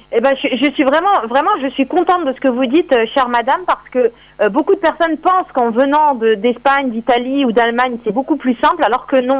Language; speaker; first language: French; native; French